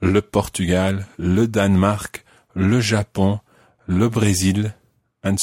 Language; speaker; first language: French; non-native, fluent; English